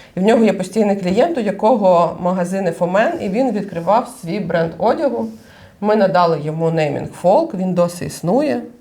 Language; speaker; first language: Ukrainian; non-native, local second language; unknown